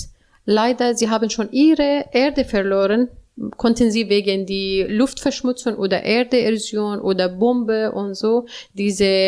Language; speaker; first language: German; non-native, learner; Arabic